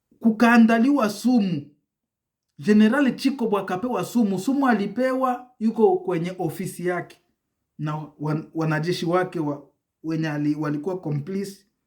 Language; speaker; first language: Swahili; native; Swahili